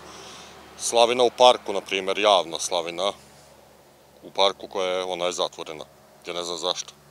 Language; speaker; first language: Serbian; native; Serbian